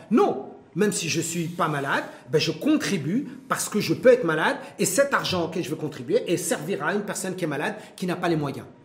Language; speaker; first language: French; non-native, local second language; Arabic